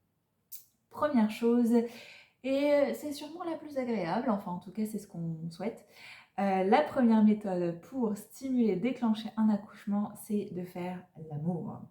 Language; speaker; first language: French; native; French